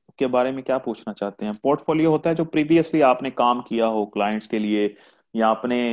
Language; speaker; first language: Urdu; non-native, local second language; Punjabi